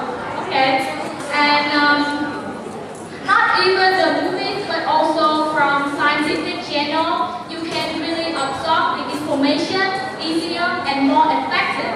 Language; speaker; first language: English; non-native, learner; Vietnamese